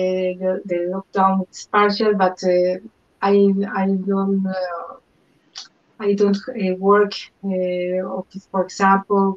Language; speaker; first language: English; non-native, learner; Spanish